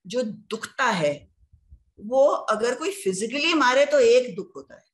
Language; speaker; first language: Hindi; native; Hindi